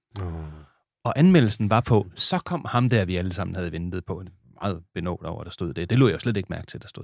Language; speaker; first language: Danish; native; Danish